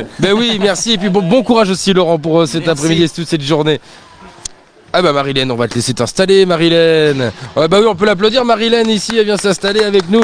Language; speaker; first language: French; native; French